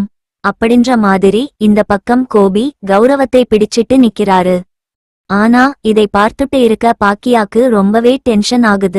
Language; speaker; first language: Tamil; native; Tamil